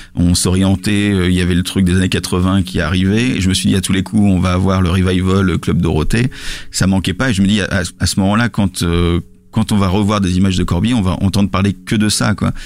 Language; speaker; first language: French; native; French